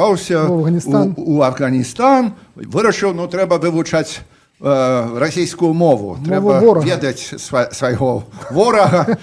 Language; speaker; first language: Belarusian; non-native, fluent; English